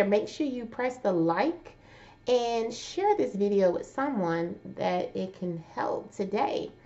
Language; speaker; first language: English; native; English